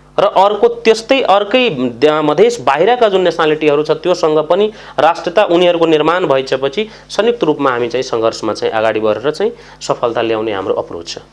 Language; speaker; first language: Nepali; non-native, local second language; Maithili